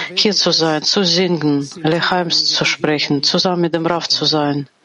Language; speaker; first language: German; non-native, fluent; Portuguese